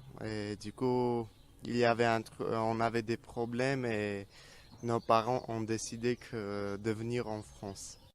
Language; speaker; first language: French; non-native, fluent; Armenian